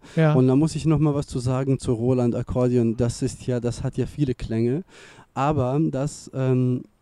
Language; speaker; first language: German; non-native, fluent; Serbian